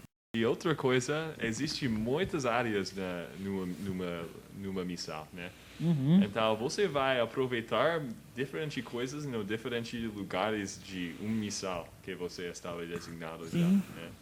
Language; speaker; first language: Portuguese; non-native, learner; English